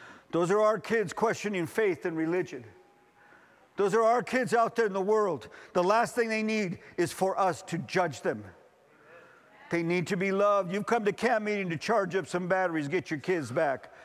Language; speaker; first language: English; early bilingual, other home language; Spanish